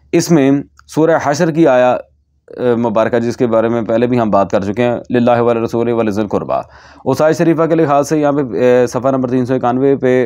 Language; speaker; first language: Urdu; native; Urdu